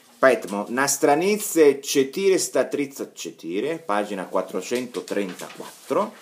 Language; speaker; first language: Italian; non-native, fluent; Russian